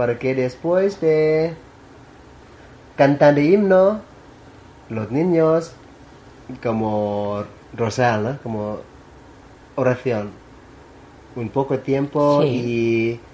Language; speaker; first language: Spanish; non-native, learner; Thai